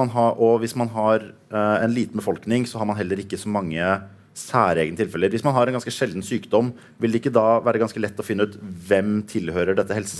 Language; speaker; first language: Norwegian; native; Norwegian